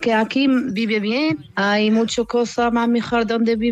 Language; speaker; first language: Spanish; non-native, learner; Arabic